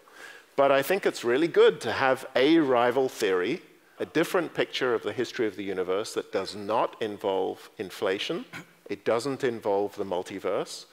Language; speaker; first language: English; native; English